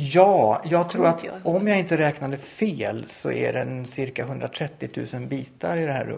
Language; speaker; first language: Swedish; native; Swedish